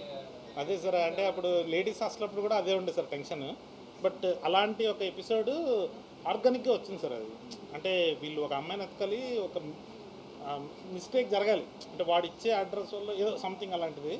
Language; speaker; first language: Telugu; native; Telugu